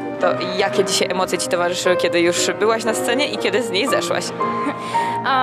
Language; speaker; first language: Polish; native; Polish